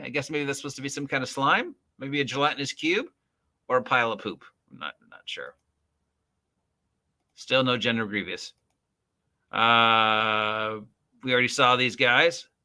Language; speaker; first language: English; native; English